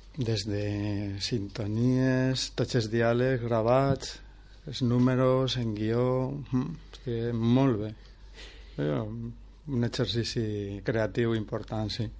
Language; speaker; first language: Catalan; native; Catalan